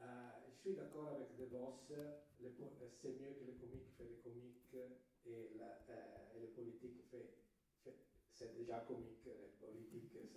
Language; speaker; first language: French; non-native, fluent; Italian